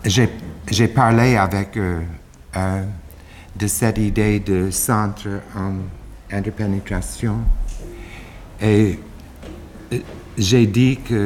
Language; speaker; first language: French; non-native, fluent; English